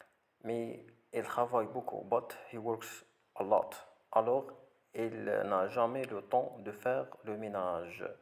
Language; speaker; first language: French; non-native, learner; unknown